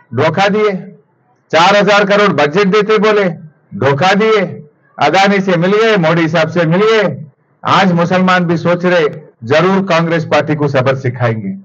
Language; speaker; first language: Hindi; non-native, local second language; Telugu